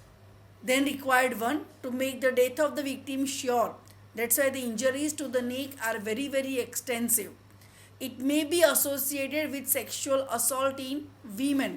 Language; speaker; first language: English; non-native, local second language; Gujarati